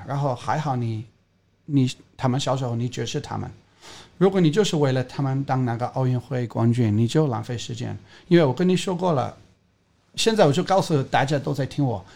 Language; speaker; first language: Chinese; non-native, fluent; English